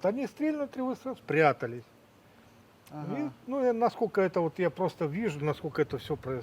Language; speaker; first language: Russian; native; Russian